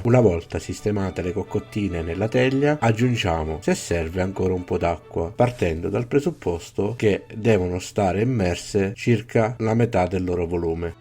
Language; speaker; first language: Italian; native; Italian